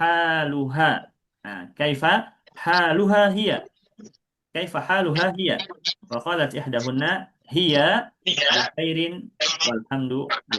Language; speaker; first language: Arabic; non-native, fluent; Indonesian